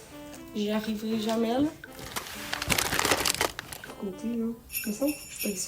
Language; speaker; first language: French; native; French